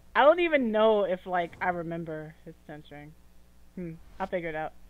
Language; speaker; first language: English; native; English